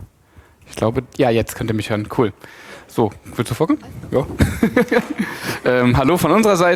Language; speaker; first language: German; native; German